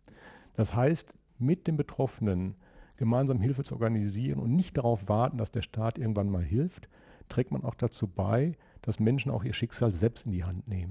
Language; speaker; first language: German; native; German